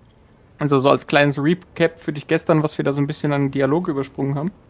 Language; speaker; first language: German; native; German